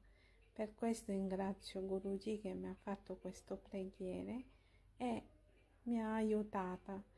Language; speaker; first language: Italian; non-native, learner; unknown